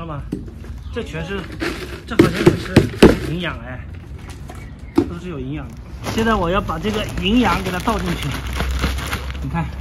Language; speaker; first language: Chinese; native; Chinese